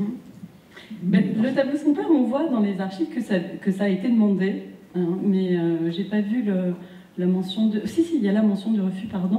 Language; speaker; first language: French; native; French